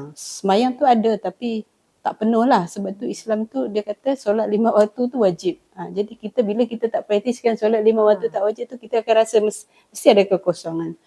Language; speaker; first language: Malay; non-native, local second language; Iban